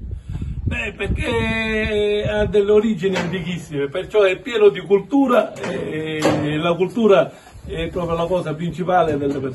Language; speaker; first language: Italian; native; Italian